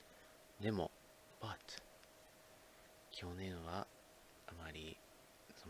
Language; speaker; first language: Japanese; non-native, fluent; English